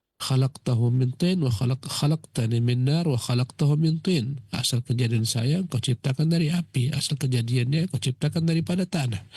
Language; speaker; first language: Malay; native; Malay